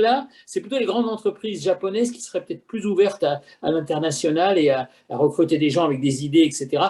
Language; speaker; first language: French; native; French